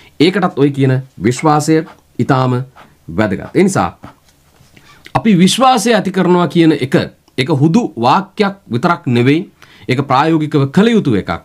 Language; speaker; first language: Sinhala; native; Sinhala